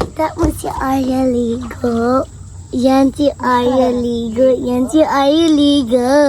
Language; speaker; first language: Filipino; early bilingual, heritage; Filipino